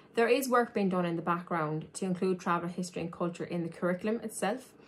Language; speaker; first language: English; native; English